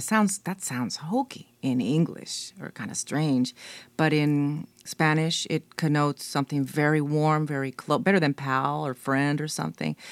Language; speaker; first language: English; early bilingual, other home language; Spanish